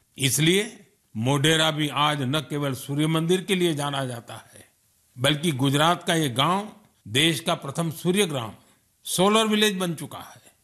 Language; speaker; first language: Hindi; non-native, local second language; Gujarati